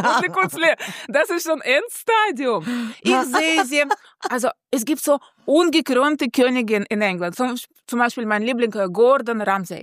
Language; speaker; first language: German; non-native, fluent; Russian